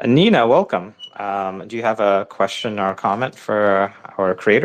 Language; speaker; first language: English; native; English